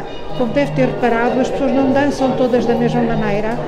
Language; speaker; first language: Portuguese; non-native, learner; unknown